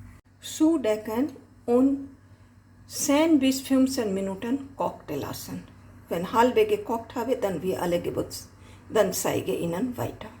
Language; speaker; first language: German; non-native, learner; Hindi